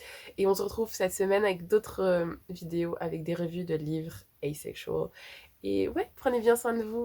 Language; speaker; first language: French; native; French